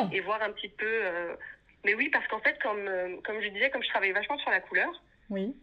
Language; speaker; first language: French; native; French